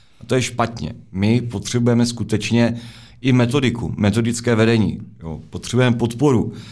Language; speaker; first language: Czech; native; Czech